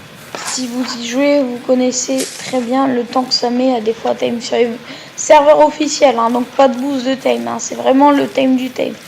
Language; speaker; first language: French; native; French